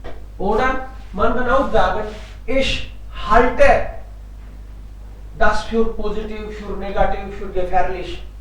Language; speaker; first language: German; non-native, fluent; Hindi